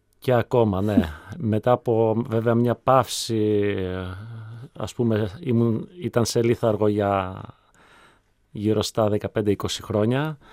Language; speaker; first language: Greek; early bilingual, heritage; Greek